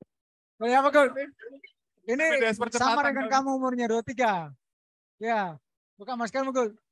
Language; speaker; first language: Indonesian; native; Indonesian